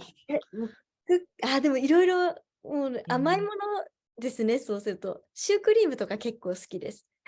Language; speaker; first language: Japanese; native; Japanese